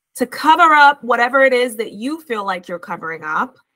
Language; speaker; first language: English; native; English